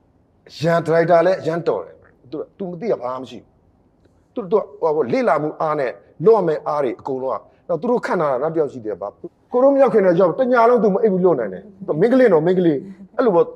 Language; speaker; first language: Burmese; native; Burmese